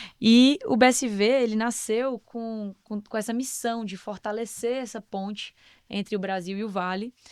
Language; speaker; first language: Portuguese; native; Portuguese